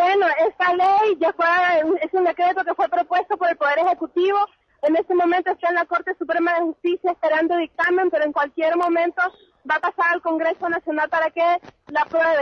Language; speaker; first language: Spanish; native; Spanish